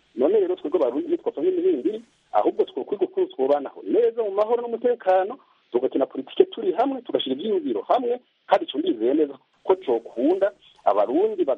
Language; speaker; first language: Rundi; native; Rundi